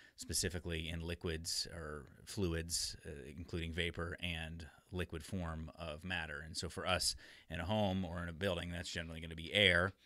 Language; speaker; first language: English; native; English